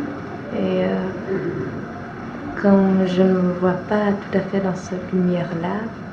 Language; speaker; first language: French; non-native, fluent; English